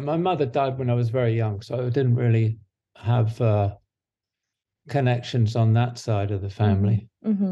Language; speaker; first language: English; native; English